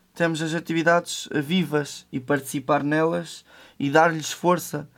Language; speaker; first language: Portuguese; native; Portuguese